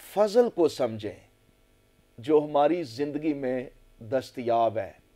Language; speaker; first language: Urdu; non-native, local second language; Punjabi